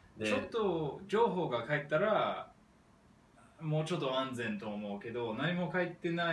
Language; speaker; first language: Japanese; non-native, learner; English